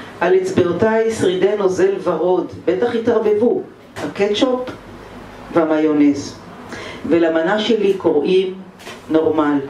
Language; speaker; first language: Hebrew; native; Hebrew